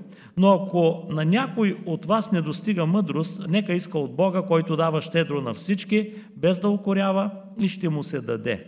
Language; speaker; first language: Bulgarian; native; Bulgarian